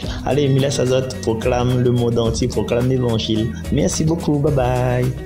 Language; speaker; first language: French; non-native, learner; Réunion Creole French